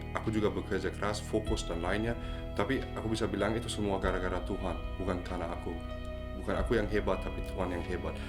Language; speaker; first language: Indonesian; early bilingual, other home language; German